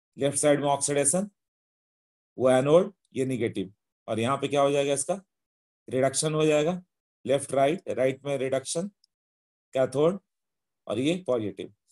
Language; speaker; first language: Hindi; native; Hindi